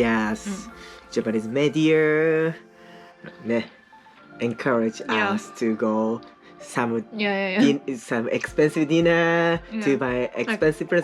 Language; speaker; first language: English; non-native, learner; Japanese